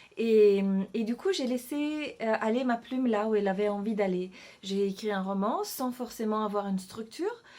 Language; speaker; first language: French; non-native, fluent; Italian